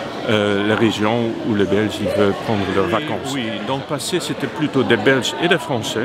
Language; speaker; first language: French; non-native, local second language; Dutch